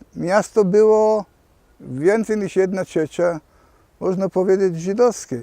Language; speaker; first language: Polish; early bilingual, heritage; Polish